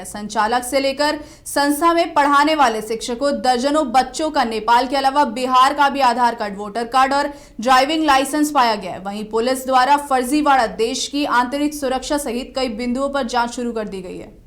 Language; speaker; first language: Hindi; native; Hindi